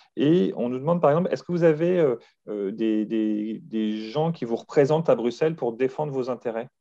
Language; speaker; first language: French; native; French